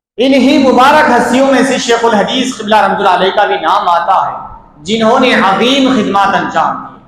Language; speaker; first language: Urdu; native; Urdu